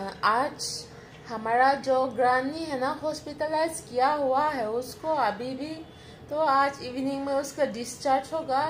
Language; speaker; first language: Hindi; non-native, local second language; Bangla